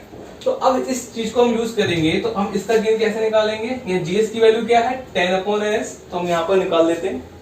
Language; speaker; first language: Hindi; native; Hindi